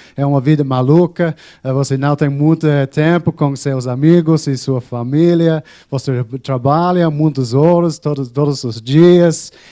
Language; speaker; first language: Portuguese; non-native, fluent; English